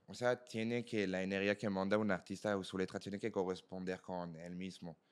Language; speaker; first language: Spanish; non-native, fluent; French